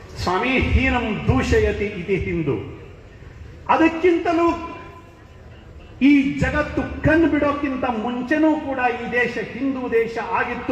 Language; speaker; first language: Kannada; native; Kannada